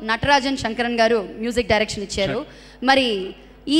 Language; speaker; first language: Telugu; native; Telugu